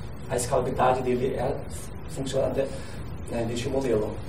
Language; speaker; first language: Portuguese; non-native, fluent; Chinese